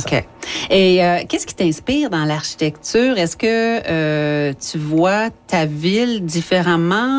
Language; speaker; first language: French; native; French